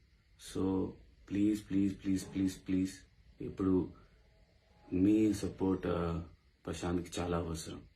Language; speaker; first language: Telugu; non-native, local second language; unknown